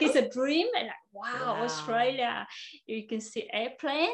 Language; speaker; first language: English; non-native, fluent; Vietnamese